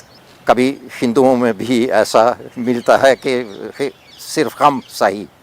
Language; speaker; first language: Hindi; non-native, fluent; Polish